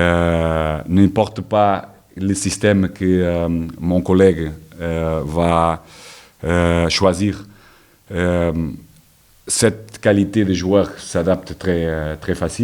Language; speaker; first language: French; non-native, learner; Portuguese